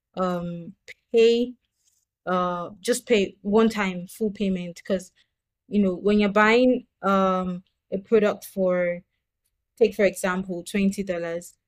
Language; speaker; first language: English; non-native, local second language; Yoruba